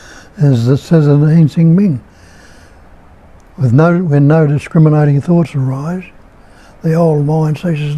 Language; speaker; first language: English; native; English